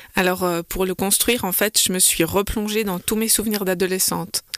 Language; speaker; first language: French; native; French